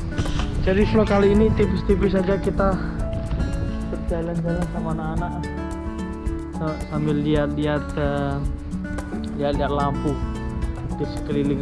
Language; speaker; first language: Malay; non-native, local second language; Javanese